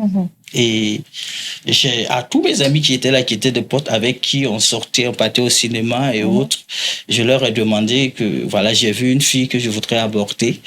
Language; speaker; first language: French; non-native, local second language; Mossi